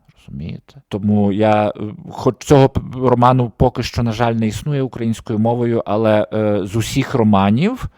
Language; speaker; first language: Ukrainian; native; Ukrainian